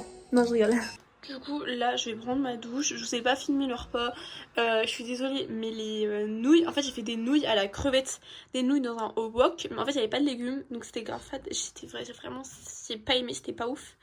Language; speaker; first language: French; native; French